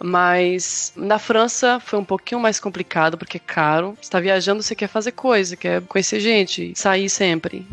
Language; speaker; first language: Portuguese; native; Portuguese